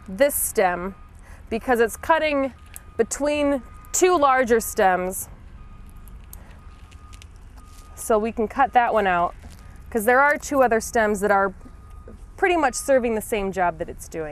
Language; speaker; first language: English; native; English